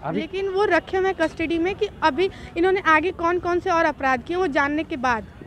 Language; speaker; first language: Hindi; native; Hindi